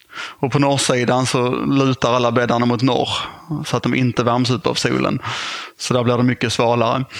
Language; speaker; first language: Swedish; native; Swedish